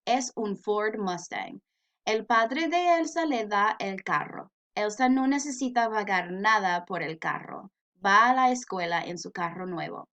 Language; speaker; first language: Spanish; non-native, fluent; English